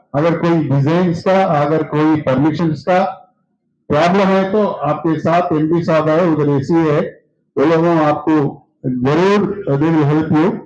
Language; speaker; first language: Hindi; non-native, local second language; Telugu